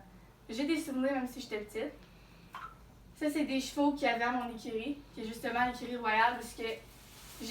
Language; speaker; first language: French; native; French